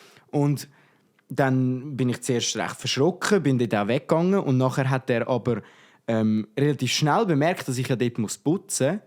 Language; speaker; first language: German; native; German